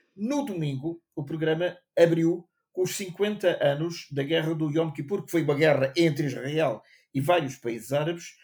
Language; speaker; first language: Portuguese; native; Portuguese